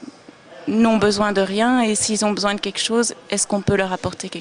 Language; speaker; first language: French; native; French